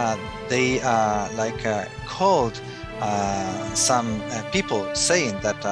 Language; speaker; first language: English; non-native, fluent; Spanish